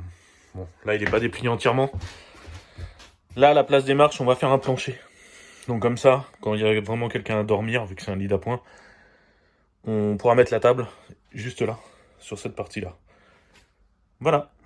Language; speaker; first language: French; native; French